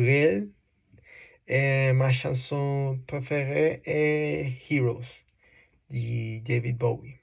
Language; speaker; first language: French; non-native, learner; Spanish